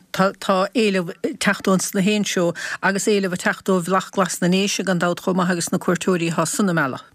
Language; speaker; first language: Irish; native; Irish